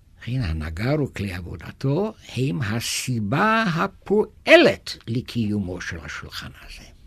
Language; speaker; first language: Hebrew; non-native, fluent; German